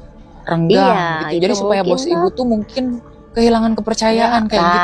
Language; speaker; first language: Indonesian; native; Indonesian